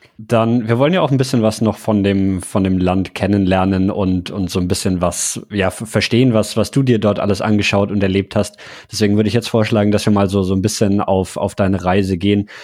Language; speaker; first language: German; native; German